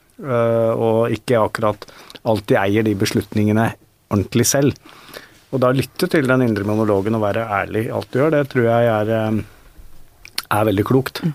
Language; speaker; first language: Norwegian; native; Norwegian